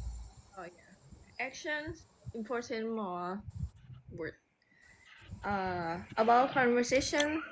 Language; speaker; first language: English; non-native, learner; Thai